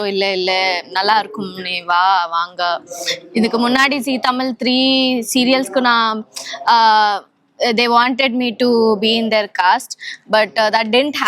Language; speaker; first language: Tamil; non-native, learner; Telugu